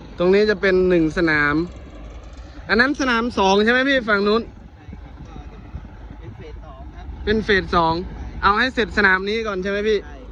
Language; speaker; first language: Thai; non-native, local second language; Northern Khmer